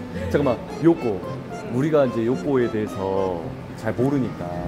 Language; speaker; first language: Korean; native; Korean